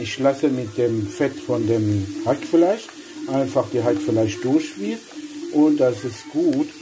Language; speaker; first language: German; non-native, learner; Persian